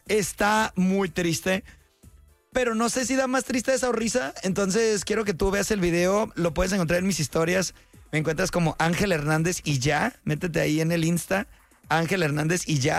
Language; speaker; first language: Spanish; native; Spanish